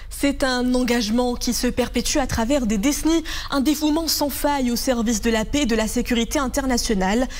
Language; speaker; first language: French; non-native, local second language; Arabic